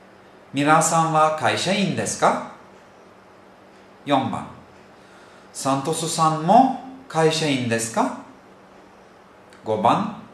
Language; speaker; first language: Japanese; non-native, fluent; Turkish